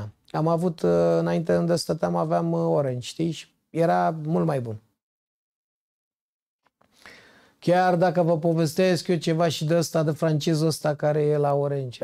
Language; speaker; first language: Romanian; native; Romanian